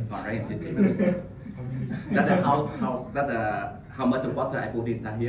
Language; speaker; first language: English; non-native, learner; Vietnamese